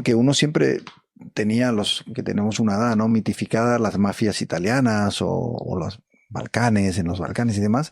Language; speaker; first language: Spanish; native; Spanish